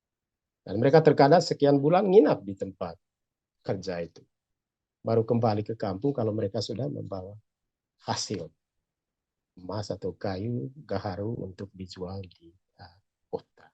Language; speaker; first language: Indonesian; native; Indonesian